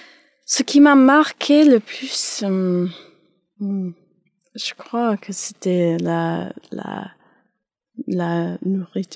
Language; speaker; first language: French; non-native, learner; English